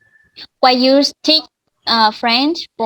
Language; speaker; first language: English; non-native, learner; Vietnamese